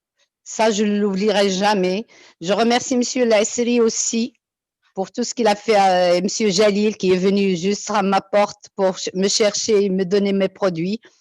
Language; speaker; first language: French; non-native, local second language; Arabic